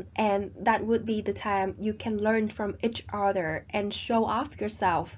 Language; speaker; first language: English; non-native, fluent; Vietnamese